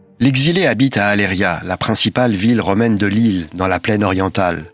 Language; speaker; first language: French; native; French